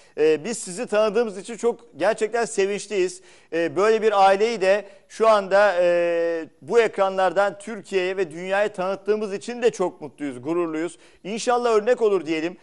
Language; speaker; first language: Turkish; native; Turkish